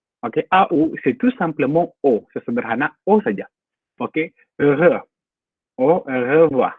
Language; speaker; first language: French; non-native, fluent; Indonesian